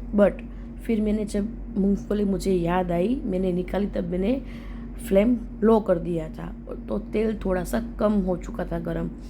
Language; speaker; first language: Hindi; non-native, local second language; Gujarati